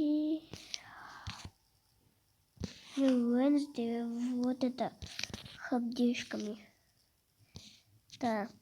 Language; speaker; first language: Russian; non-native, local second language; Kazakh